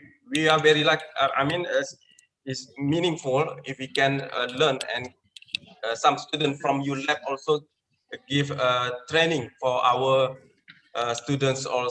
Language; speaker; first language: English; non-native, learner; Indonesian